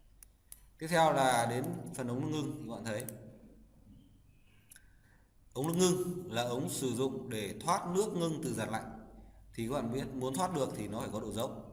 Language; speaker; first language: Vietnamese; native; Vietnamese